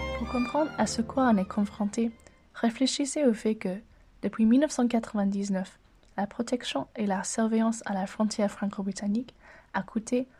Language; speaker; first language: French; native; French